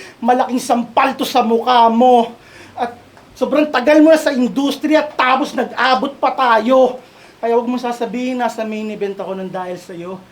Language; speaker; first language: Filipino; native; Filipino